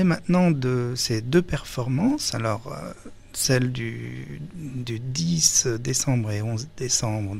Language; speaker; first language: French; native; French